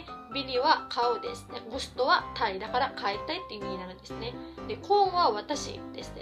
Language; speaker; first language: Japanese; non-native, fluent; Filipino